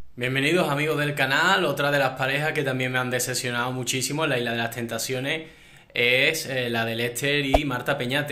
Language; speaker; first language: Spanish; native; Spanish